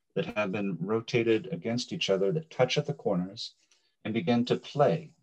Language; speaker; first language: English; native; English